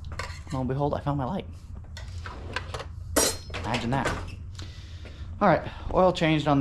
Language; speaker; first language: English; native; English